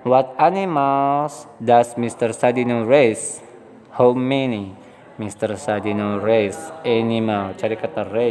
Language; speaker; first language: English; non-native, fluent; Indonesian